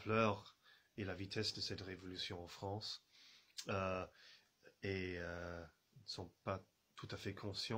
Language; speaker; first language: French; non-native, fluent; English